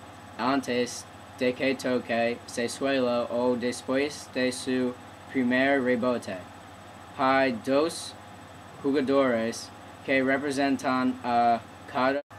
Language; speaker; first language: Spanish; non-native, learner; English